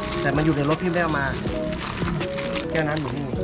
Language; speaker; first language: Thai; native; Thai